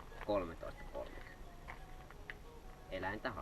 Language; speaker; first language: Finnish; native; Finnish